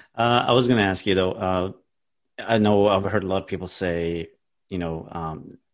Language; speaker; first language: English; non-native, fluent; Norwegian